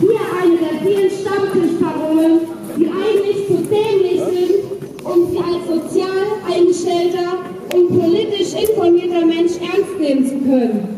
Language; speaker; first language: German; native; German